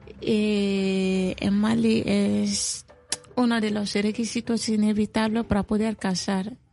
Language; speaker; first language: Spanish; non-native, fluent; Bambara